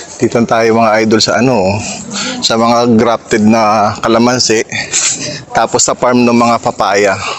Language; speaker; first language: Filipino; native; Filipino